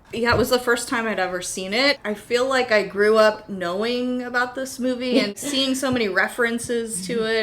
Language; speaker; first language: English; native; English